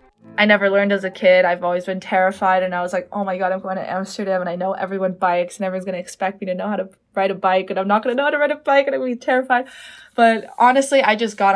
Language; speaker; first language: English; native; English